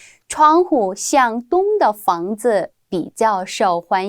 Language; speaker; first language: Chinese; non-native, fluent; Korean